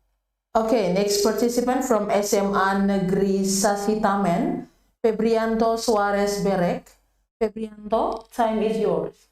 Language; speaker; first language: English; non-native, fluent; Indonesian